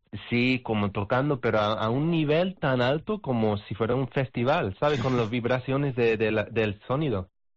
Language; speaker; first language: Spanish; non-native, fluent; English